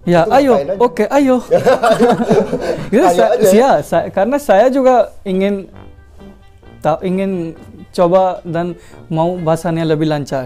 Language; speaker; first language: Indonesian; non-native, learner; Hindi